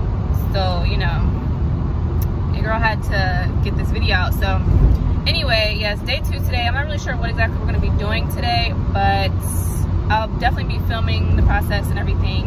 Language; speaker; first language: English; native; English